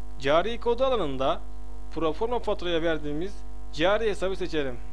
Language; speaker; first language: Turkish; native; Turkish